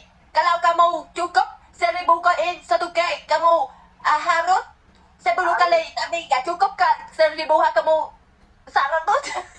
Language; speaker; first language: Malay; non-native, learner; Vietnamese